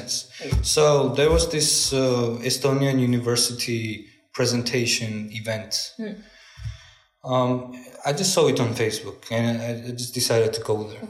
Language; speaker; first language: English; non-native, fluent; Georgian